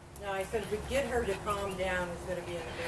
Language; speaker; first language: English; native; English